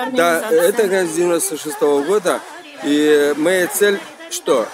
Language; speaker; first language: Russian; non-native, local second language; Romanian